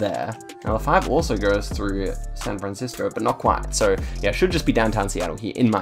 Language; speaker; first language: English; native; English